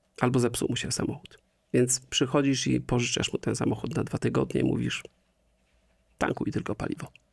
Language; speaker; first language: Polish; native; Polish